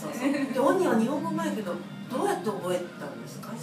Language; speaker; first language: Japanese; native; Japanese